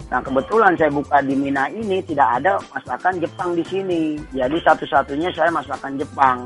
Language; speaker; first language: Indonesian; native; Indonesian